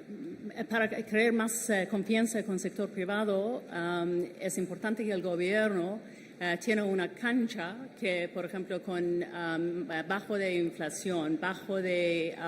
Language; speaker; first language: Spanish; non-native, fluent; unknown